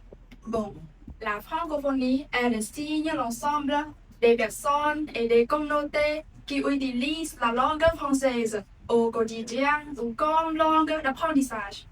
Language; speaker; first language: French; non-native, learner; Khmer